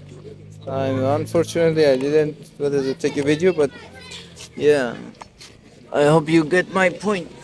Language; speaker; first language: English; non-native, learner; Persian